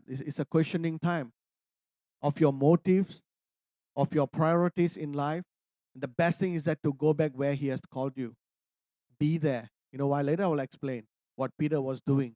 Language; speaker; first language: English; non-native, local second language; Tamil